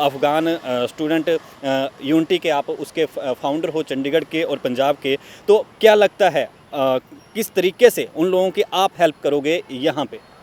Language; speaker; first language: Hindi; native; Hindi